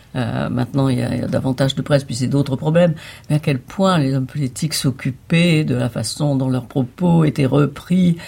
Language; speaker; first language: French; native; French